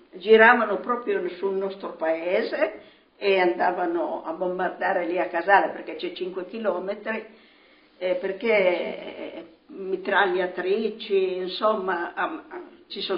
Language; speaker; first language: Italian; native; Italian